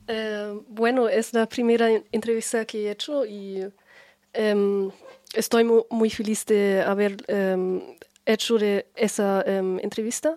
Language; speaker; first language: Spanish; non-native, fluent; German